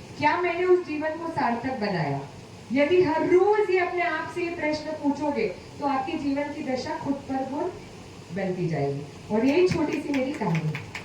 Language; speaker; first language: Hindi; non-native, local second language; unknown